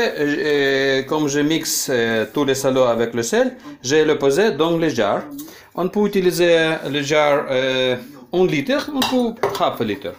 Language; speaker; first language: French; non-native, learner; Ukrainian